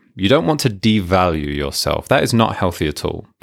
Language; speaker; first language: English; native; English